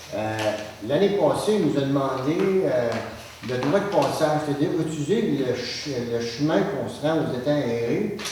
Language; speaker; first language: French; native; French